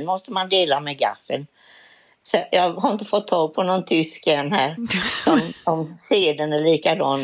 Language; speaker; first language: Swedish; native; Swedish